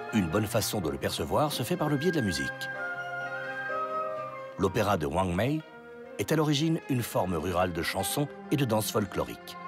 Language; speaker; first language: French; native; French